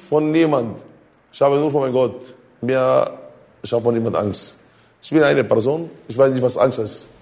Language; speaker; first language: German; non-native, learner; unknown